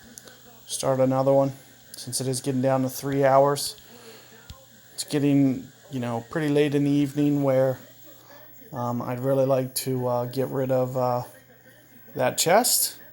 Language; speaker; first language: English; native; English